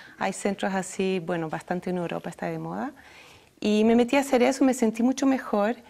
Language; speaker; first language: Spanish; non-native, fluent; French